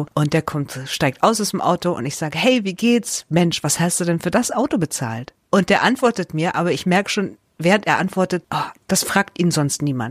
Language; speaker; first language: German; native; German